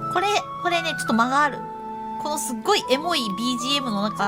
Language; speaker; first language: Japanese; native; Japanese